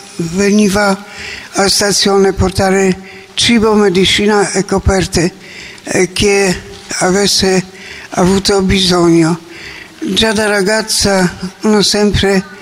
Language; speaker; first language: Italian; non-native, learner; Polish